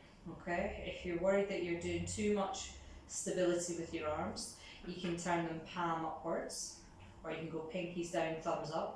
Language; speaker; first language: English; native; English